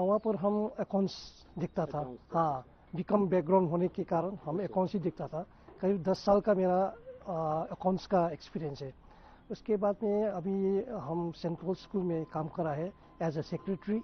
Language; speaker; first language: Hindi; non-native, local second language; Nepali